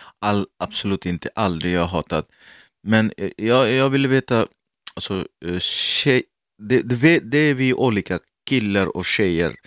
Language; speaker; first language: Swedish; non-native, learner; Arabic